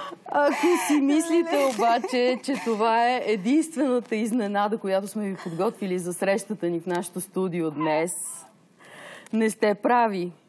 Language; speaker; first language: Bulgarian; native; Bulgarian